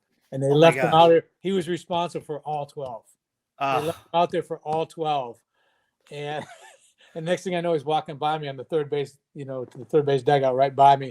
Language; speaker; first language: English; native; English